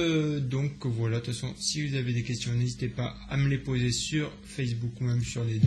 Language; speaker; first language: French; native; French